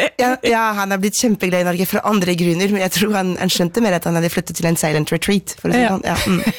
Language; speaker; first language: Norwegian; non-native, fluent; French